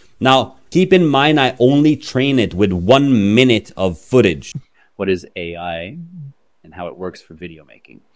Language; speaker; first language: English; non-native, fluent; Norwegian